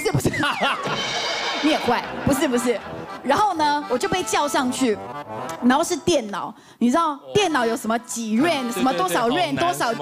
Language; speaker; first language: Chinese; native; Chinese